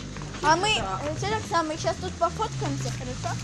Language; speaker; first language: Russian; native; Russian